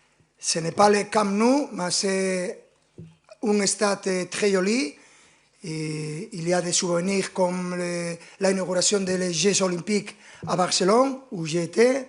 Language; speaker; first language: French; non-native, fluent; Spanish